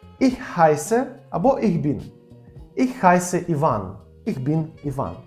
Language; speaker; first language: German; non-native, fluent; Ukrainian